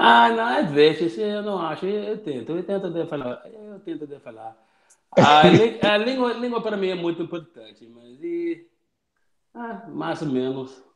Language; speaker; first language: Portuguese; non-native, learner; English